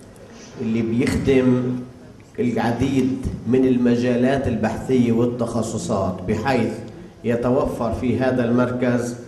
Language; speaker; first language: Arabic; native; Arabic